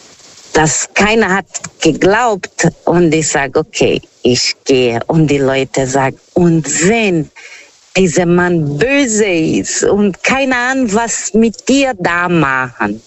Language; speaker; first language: German; non-native, learner; Portuguese